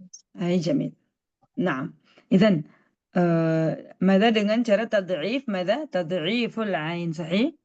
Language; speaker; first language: Arabic; non-native, fluent; Indonesian